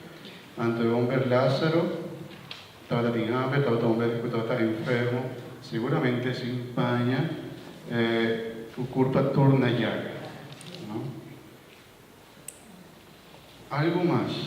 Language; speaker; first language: Spanish; non-native, learner; Papiamento